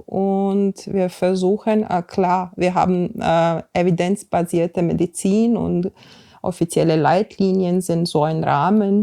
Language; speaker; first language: German; non-native, fluent; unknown